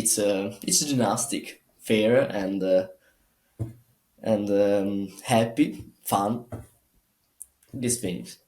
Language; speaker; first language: English; non-native, learner; Italian